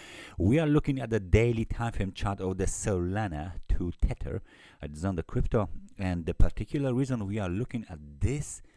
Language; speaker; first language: English; non-native, fluent; Polish